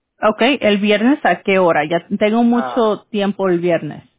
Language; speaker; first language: Spanish; early bilingual, heritage; Spanish